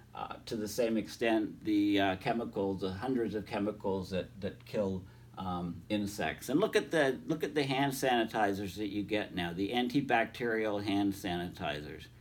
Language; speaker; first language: English; native; English